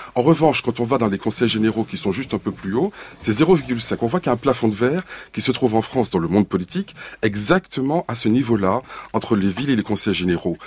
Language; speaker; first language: French; native; French